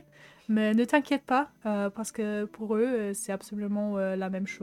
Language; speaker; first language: French; non-native, fluent; German